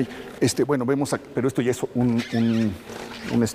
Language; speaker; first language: Spanish; native; Spanish